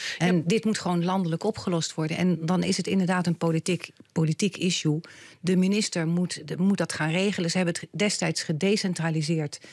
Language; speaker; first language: Dutch; native; Dutch